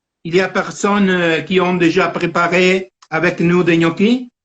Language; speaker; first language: French; non-native, fluent; Italian